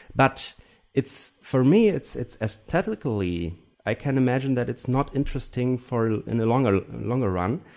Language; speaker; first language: English; non-native, fluent; German